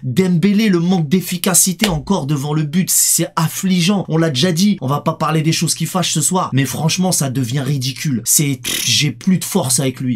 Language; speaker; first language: French; native; French